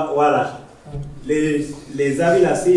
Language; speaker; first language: French; non-native, learner; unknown